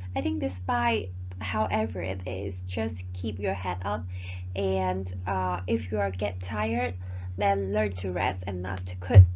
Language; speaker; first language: English; non-native, fluent; Vietnamese